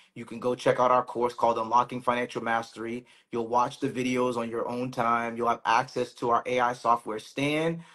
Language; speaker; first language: English; native; English